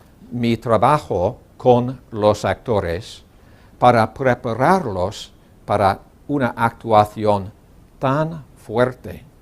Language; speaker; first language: Spanish; non-native, learner; English